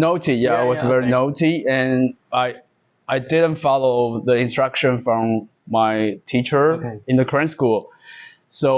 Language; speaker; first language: English; non-native, learner; Chinese